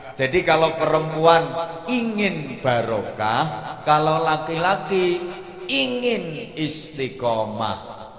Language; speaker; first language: Indonesian; non-native, local second language; Javanese